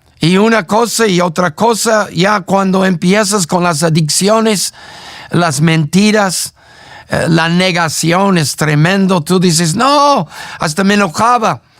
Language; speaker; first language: Spanish; non-native, fluent; English